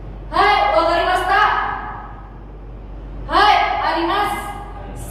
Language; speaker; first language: Japanese; non-native, learner; Indonesian